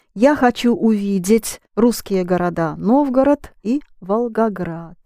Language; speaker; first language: Russian; native; Russian